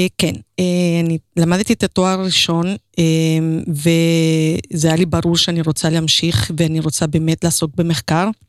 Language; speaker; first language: Hebrew; non-native, fluent; Spanish